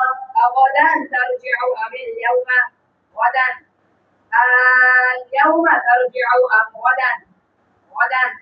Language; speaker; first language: Arabic; non-native, learner; Bangla